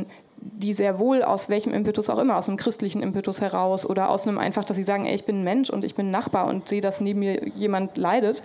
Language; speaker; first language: German; native; German